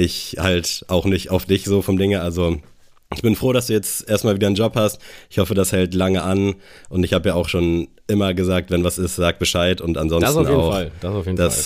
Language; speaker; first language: German; native; German